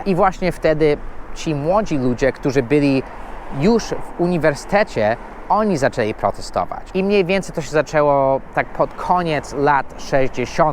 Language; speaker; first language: Polish; non-native, fluent; English